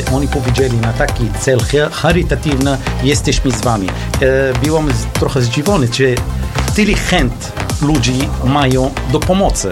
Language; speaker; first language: Polish; non-native, learner; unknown